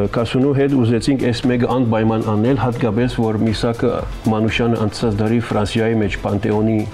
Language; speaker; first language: Armenian; native; Armenian